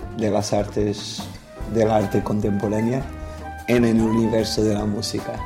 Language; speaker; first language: Spanish; non-native, fluent; Portuguese